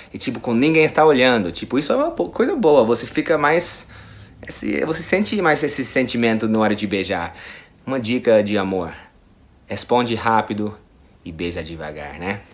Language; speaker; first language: Portuguese; non-native, fluent; English